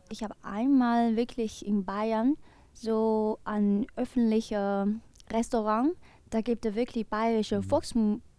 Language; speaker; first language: German; non-native, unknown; Chinese